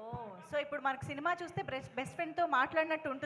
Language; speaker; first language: Telugu; native; Telugu